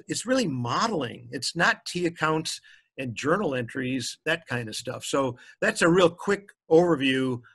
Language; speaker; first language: English; native; English